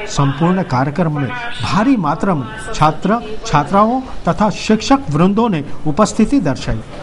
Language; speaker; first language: Hindi; non-native, local second language; Marathi